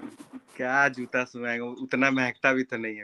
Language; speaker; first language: Hindi; native; Hindi